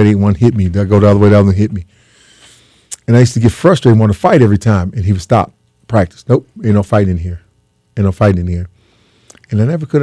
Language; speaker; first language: English; native; English